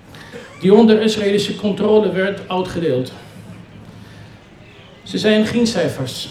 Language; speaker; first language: Dutch; non-native, fluent; Arabic